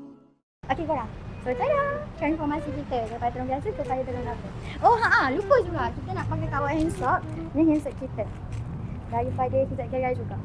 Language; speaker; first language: Malay; native; Malay